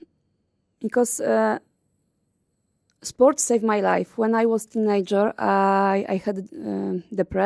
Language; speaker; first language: English; non-native, learner; Polish